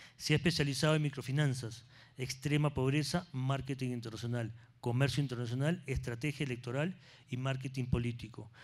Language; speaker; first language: Spanish; native; Spanish